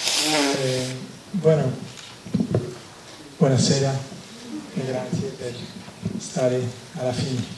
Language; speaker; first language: Italian; non-native, learner; Spanish